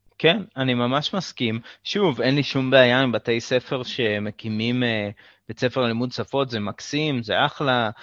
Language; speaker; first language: Hebrew; native; Hebrew